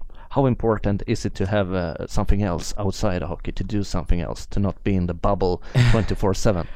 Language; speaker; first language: English; non-native, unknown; Swedish